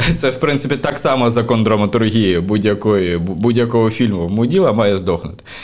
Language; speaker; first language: Ukrainian; non-native, local second language; Russian